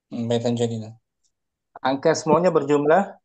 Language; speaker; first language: Indonesian; native; Indonesian